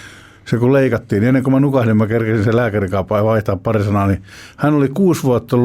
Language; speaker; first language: Finnish; native; Finnish